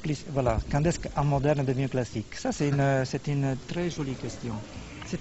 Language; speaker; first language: French; non-native, fluent; Italian